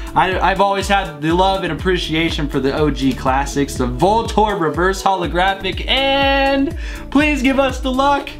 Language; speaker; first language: English; native; English